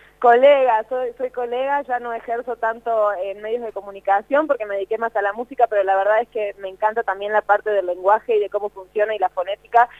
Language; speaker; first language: Spanish; native; Spanish